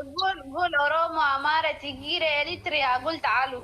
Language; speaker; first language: Arabic; non-native, learner; Oromo